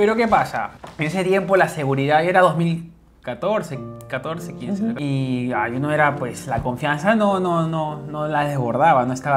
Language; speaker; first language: Spanish; native; Spanish